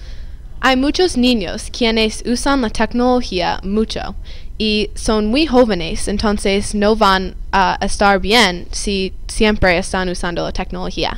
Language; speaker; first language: Spanish; non-native, learner; English